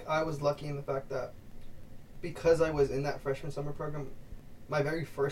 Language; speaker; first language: English; early bilingual, other home language; Spanish